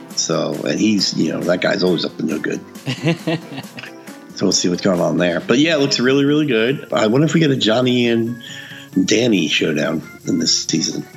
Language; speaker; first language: English; early bilingual, other home language; Filipino